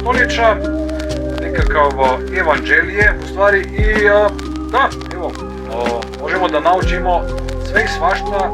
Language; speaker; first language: Croatian; native; Croatian